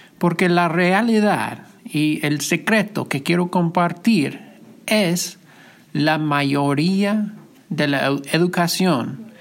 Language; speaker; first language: Spanish; non-native, fluent; English